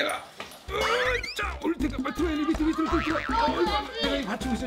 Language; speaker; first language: Korean; native; Korean